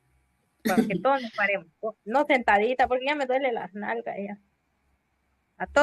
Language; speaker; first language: Spanish; native; Spanish